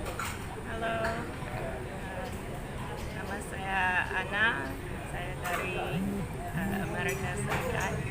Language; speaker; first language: Indonesian; non-native, fluent; English